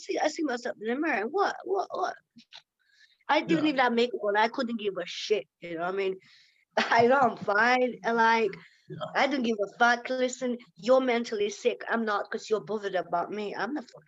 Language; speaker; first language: English; non-native, fluent; Lithuanian